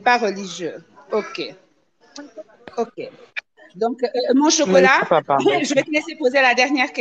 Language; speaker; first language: French; native; French